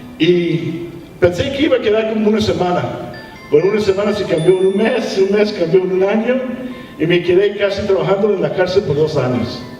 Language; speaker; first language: Spanish; early bilingual, heritage; English